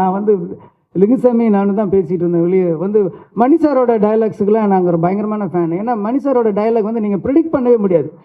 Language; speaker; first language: Tamil; native; Tamil